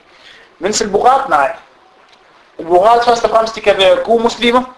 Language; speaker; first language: Danish; non-native, fluent; Arabic